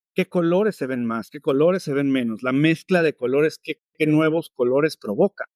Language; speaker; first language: Spanish; native; Spanish